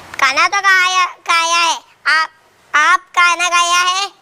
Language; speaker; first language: Hindi; non-native, local second language; Malayalam